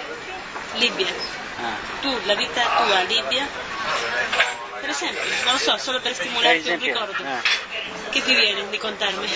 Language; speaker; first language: Italian; non-native, fluent; Spanish